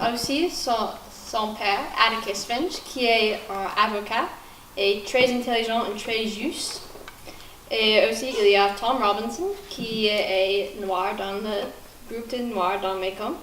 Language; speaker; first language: French; non-native, learner; English